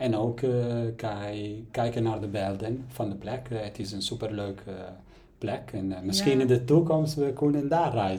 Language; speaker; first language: Dutch; non-native, learner; Italian